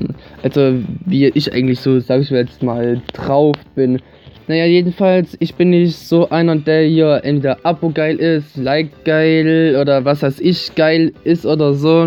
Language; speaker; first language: German; native; German